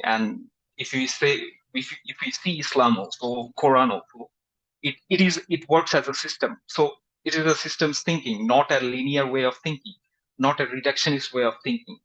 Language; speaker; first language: English; non-native, fluent; Bangla